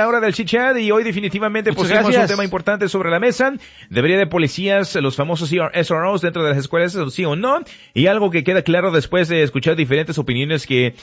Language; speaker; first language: Spanish; early bilingual, heritage; Spanish